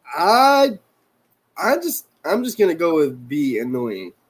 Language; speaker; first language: English; non-native, fluent; Spanish